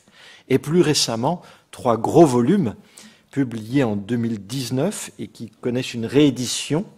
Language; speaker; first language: French; native; French